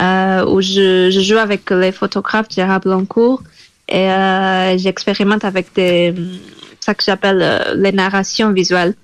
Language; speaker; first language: French; non-native, fluent; Portuguese